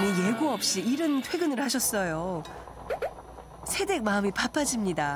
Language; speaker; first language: Korean; native; Korean